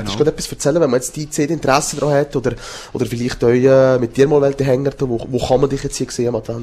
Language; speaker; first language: German; native; German